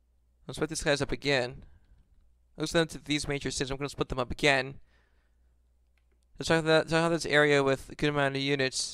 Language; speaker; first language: English; native; English